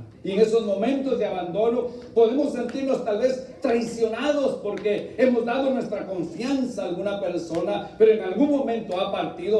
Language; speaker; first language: Spanish; native; Spanish